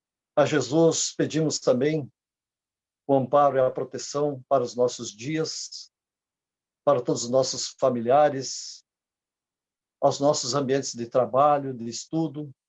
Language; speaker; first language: Portuguese; native; Portuguese